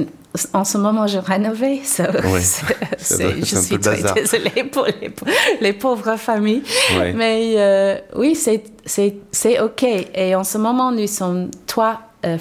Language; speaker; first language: French; non-native, learner; English